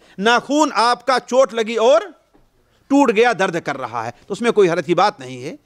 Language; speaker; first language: Urdu; native; Urdu